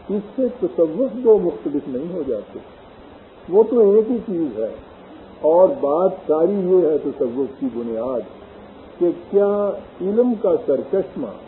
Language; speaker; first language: Urdu; native; Urdu